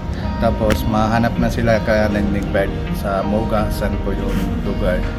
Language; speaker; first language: Filipino; non-native, learner; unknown